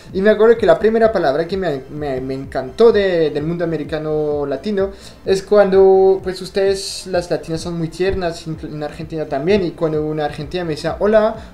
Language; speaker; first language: Spanish; non-native, fluent; French